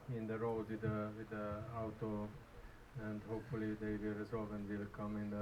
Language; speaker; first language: English; non-native, learner; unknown